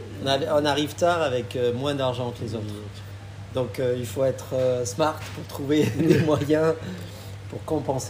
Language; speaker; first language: French; native; French